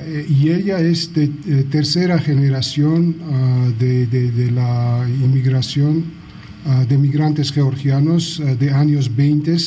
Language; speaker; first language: Spanish; non-native, fluent; Georgian